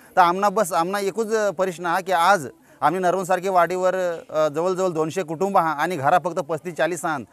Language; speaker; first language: Marathi; non-native, local second language; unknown